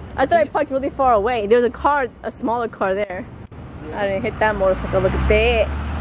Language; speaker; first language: English; early bilingual, other home language; Spanish